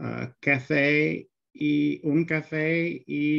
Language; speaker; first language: Spanish; non-native, learner; English